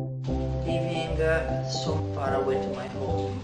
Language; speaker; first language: English; non-native, learner; Italian